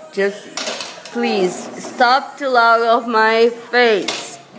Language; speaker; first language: English; non-native, learner; Portuguese